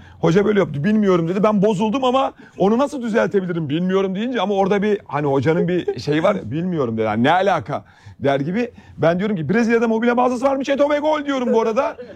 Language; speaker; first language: Turkish; native; Turkish